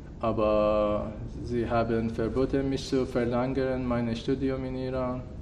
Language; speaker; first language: German; non-native, learner; Persian